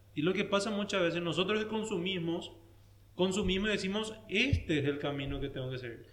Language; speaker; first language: Spanish; native; Spanish